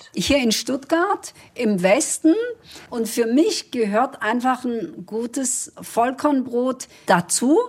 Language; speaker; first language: German; early bilingual, other home language; Kurdish